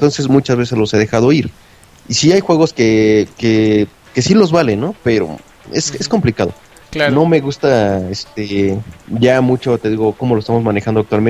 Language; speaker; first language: Spanish; native; Spanish